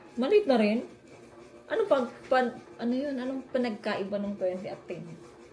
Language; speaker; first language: Filipino; native; Filipino